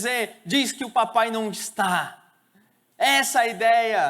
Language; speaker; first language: Portuguese; native; Portuguese